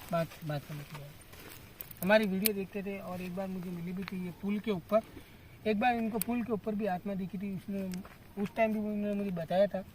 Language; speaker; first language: Hindi; native; Hindi